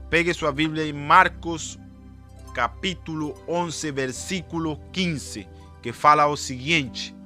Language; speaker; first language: Portuguese; non-native, fluent; Spanish